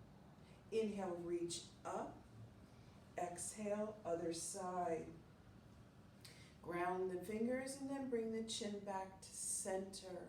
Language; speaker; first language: English; native; English